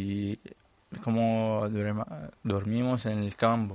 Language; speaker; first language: Spanish; non-native, learner; Arabic